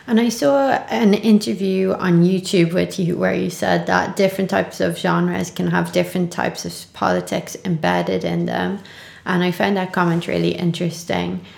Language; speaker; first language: English; native; English